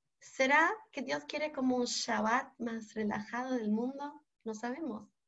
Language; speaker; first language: Spanish; non-native, fluent; English